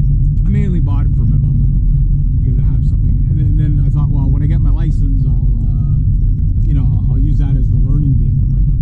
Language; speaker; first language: English; native; English